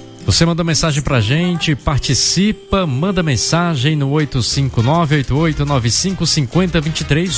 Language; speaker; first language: Portuguese; native; Portuguese